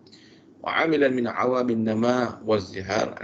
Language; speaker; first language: Arabic; non-native, fluent; Malay